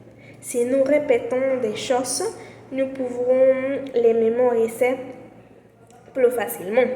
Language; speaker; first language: French; non-native, learner; Spanish